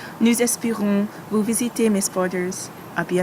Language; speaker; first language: French; non-native, learner; English